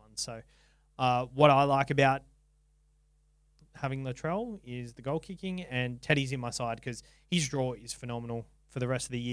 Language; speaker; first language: English; native; English